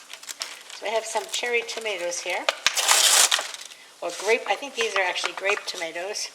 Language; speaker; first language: English; native; English